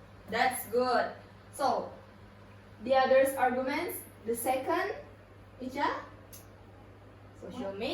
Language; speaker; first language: English; non-native, learner; Indonesian